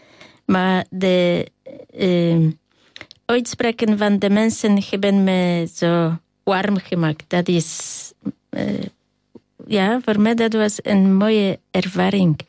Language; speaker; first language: Dutch; non-native, fluent; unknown